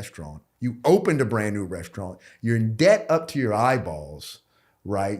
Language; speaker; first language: English; native; English